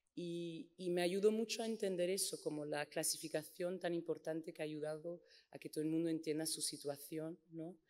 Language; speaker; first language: Spanish; non-native, fluent; English